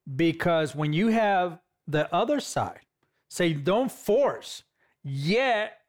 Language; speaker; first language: English; native; English